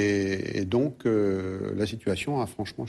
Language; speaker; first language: French; native; French